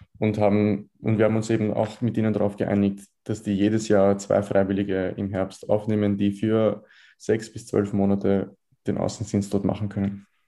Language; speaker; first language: German; early bilingual, other home language; Bosnian